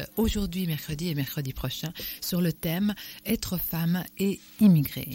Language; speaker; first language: French; native; French